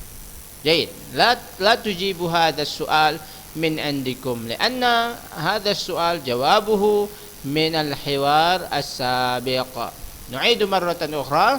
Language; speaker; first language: Arabic; non-native, fluent; Indonesian